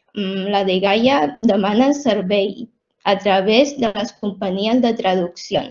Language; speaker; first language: Catalan; non-native, fluent; Chinese